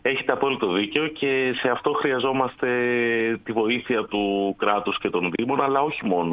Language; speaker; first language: Greek; native; Greek